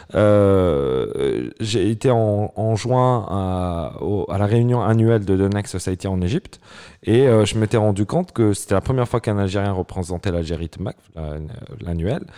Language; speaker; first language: French; non-native, local second language; Arabic